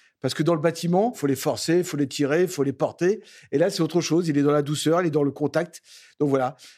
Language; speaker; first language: French; native; French